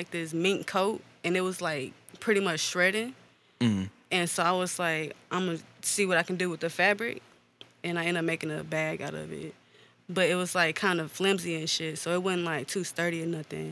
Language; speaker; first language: English; native; English